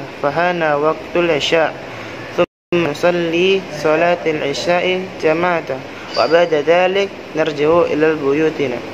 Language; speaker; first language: Arabic; non-native, learner; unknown